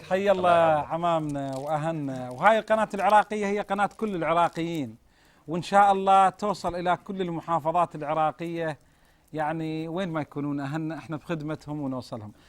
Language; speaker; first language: Arabic; native; Arabic